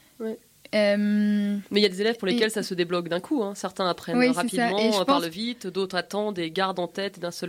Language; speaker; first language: French; native; French